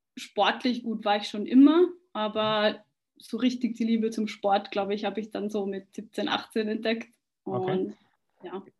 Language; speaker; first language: German; native; German